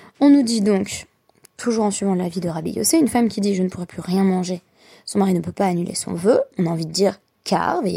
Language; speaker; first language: French; native; French